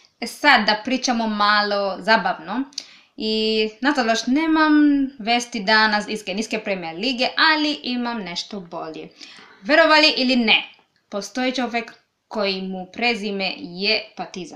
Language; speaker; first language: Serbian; non-native, learner; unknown